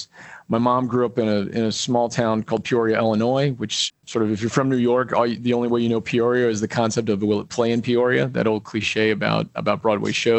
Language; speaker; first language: English; native; English